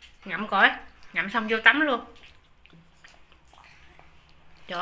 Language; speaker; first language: Vietnamese; native; Vietnamese